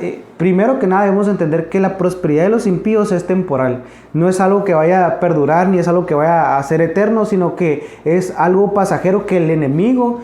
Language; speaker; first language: Spanish; native; Spanish